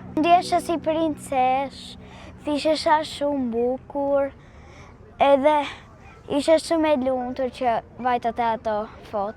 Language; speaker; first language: Albanian; early bilingual, heritage; Albanian